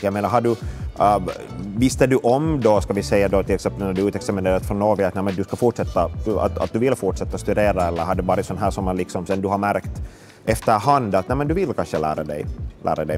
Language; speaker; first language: Swedish; native; Swedish